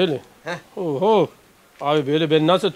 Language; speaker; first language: Turkish; non-native, learner; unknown